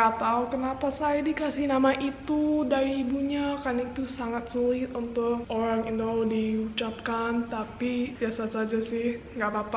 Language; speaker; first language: Indonesian; non-native, local second language; English